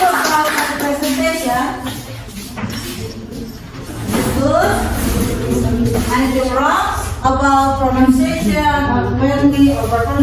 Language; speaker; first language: English; non-native, learner; Indonesian